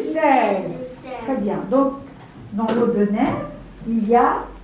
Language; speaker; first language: French; non-native, local second language; Arabic